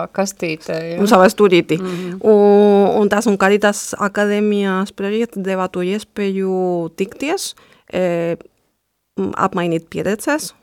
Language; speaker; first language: Latvian; non-native, fluent; Spanish